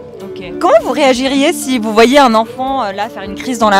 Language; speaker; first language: French; native; French